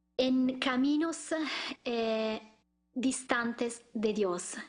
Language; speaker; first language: Spanish; non-native, fluent; Italian